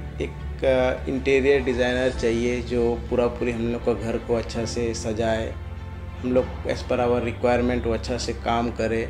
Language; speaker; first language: Hindi; non-native, local second language; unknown